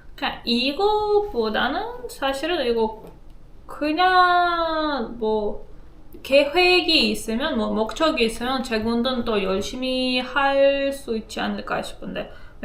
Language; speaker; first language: Korean; non-native, fluent; Russian